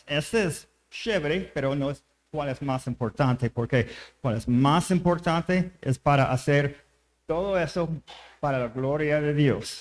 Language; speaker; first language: Spanish; non-native, learner; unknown